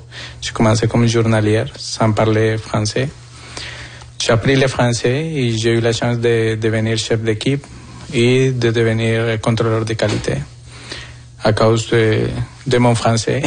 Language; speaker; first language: French; non-native, fluent; Spanish